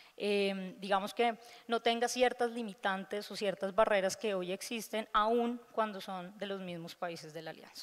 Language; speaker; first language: Spanish; native; Spanish